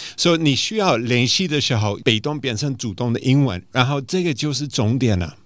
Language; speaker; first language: Chinese; non-native, fluent; English